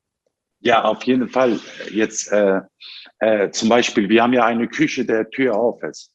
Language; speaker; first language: German; non-native, fluent; Turkish